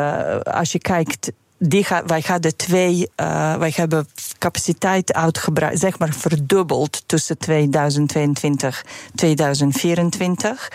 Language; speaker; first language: Dutch; non-native, fluent; Serbian